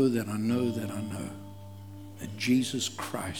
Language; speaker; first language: English; native; English